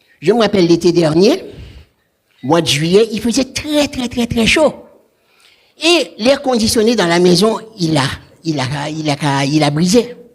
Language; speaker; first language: French; non-native, local second language; Haitian Creole